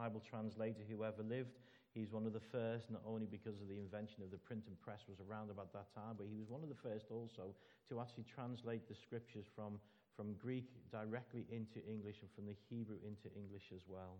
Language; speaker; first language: English; native; English